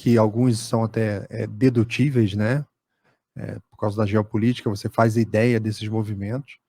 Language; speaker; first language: Portuguese; native; Portuguese